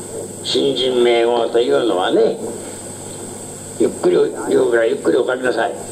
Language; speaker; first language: Japanese; native; Japanese